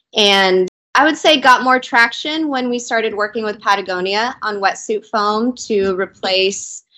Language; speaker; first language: English; native; English